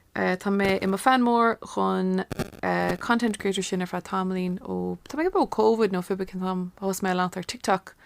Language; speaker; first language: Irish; non-native, local second language; English